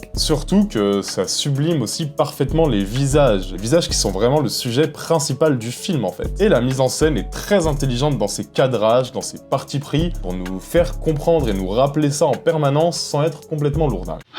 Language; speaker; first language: French; native; French